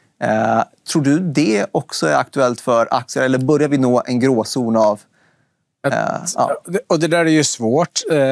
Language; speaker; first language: Swedish; native; Swedish